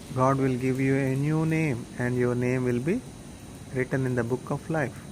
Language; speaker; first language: English; non-native, local second language; Telugu